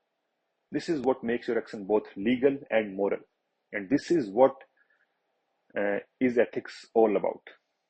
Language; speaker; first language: English; non-native, local second language; Hindi